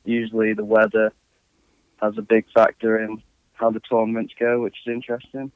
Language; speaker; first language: English; native; English